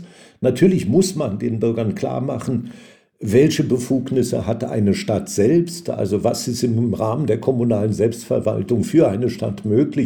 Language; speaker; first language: German; native; German